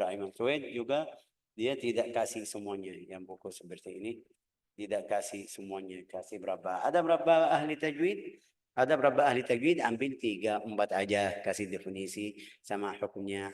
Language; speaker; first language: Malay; non-native, fluent; Arabic